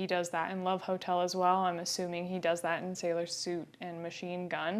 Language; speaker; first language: English; native; English